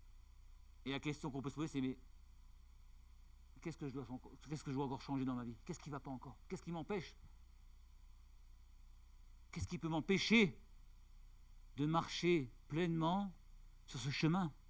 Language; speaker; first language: French; native; French